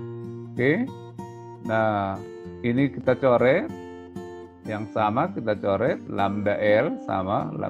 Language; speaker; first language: Indonesian; native; Indonesian